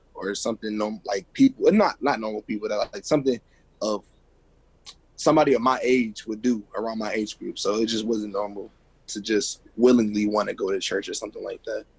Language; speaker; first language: English; native; English